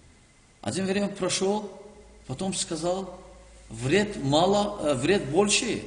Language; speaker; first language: Russian; non-native, learner; Azerbaijani